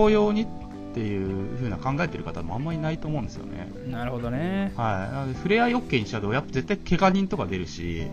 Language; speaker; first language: Japanese; native; Japanese